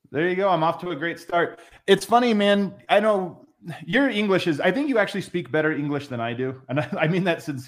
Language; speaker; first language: English; native; English